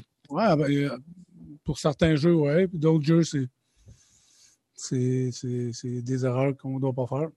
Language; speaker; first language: French; native; French